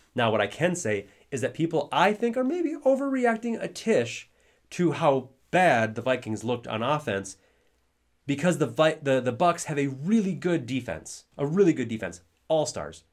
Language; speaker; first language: English; native; English